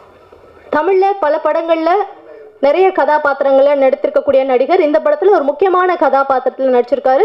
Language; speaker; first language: Tamil; native; Tamil